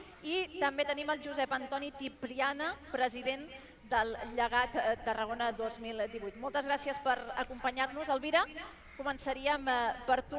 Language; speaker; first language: Catalan; native; Catalan